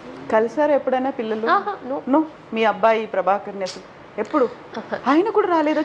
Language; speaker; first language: Telugu; native; Telugu